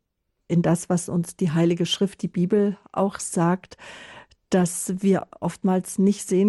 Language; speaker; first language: German; native; German